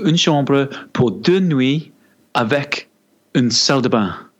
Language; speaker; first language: French; non-native, learner; English